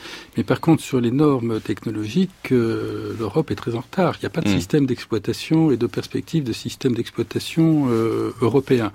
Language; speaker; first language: French; native; French